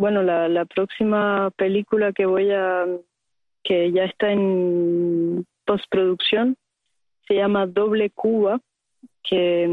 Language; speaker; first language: Spanish; early bilingual, heritage; Spanish